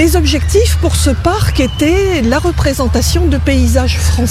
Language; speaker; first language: French; native; French